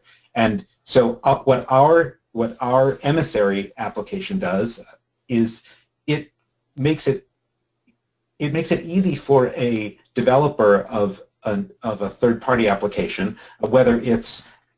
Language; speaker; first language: English; native; English